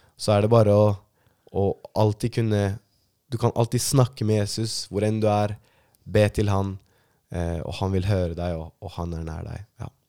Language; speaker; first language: Norwegian; native; Norwegian